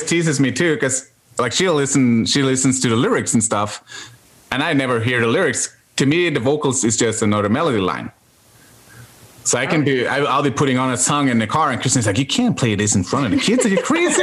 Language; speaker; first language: English; non-native, fluent; Norwegian